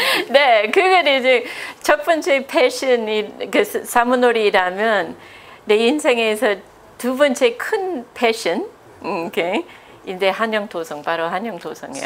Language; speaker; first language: Korean; non-native, fluent; English